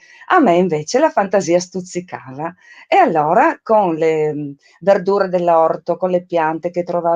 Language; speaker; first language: Italian; native; Italian